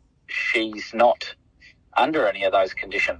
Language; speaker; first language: English; native; English